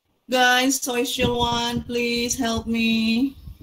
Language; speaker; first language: English; non-native, fluent; Indonesian